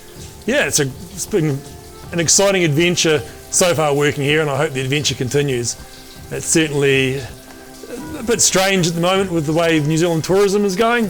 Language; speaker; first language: English; native; English